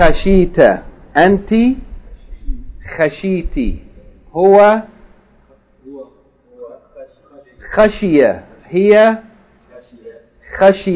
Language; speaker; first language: Arabic; non-native, fluent; English